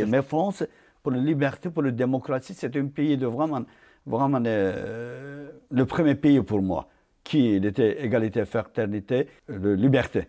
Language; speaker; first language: French; non-native, fluent; Turkish